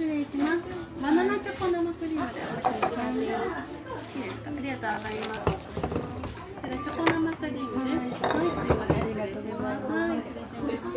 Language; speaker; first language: Japanese; native; Japanese